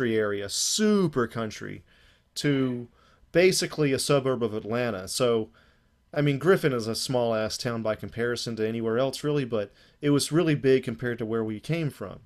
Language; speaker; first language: English; native; English